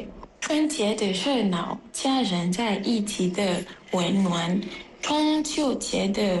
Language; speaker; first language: Chinese; non-native, learner; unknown